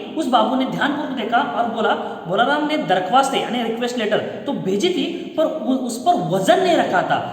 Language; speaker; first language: Hindi; non-native, local second language; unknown